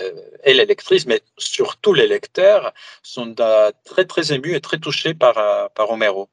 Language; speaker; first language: French; non-native, fluent; Greek